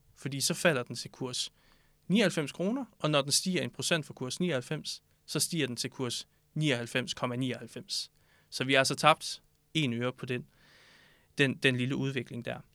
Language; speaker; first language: Danish; native; Danish